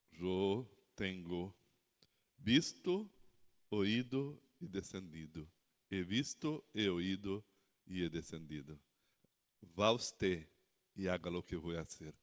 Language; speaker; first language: Spanish; non-native, learner; Portuguese